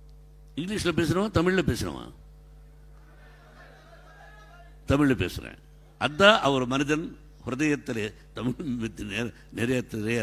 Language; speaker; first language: Tamil; non-native, learner; Telugu